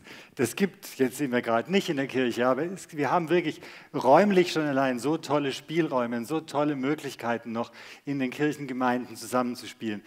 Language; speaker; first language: German; native; German